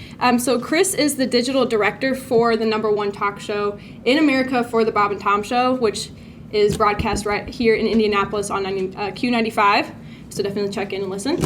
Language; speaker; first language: English; native; English